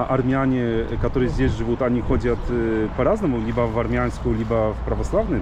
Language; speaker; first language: Russian; non-native, fluent; Polish